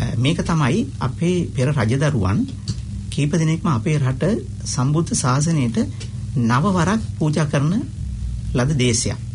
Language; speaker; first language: Sinhala; native; Sinhala